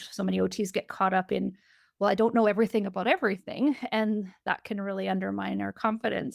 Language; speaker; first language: English; native; English